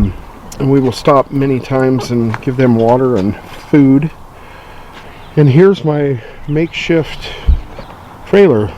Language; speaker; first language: English; native; English